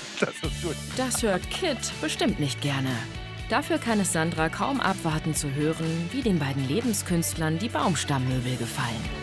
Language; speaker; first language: German; native; German